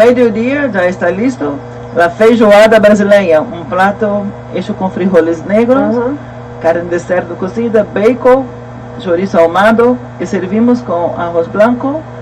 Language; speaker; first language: Portuguese; non-native, learner; Spanish